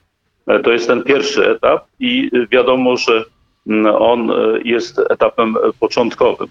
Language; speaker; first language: Polish; native; Polish